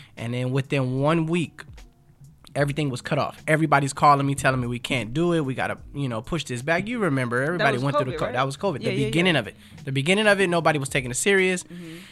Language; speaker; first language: English; native; English